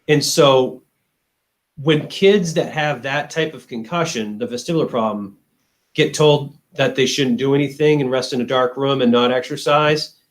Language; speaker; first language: English; native; English